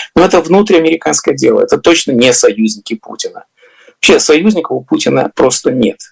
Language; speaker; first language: Russian; native; Russian